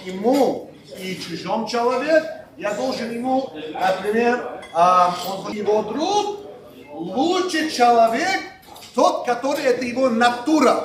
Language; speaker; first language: Russian; non-native, local second language; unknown